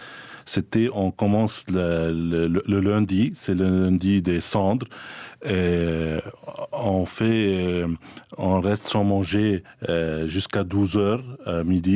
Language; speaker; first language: French; non-native, fluent; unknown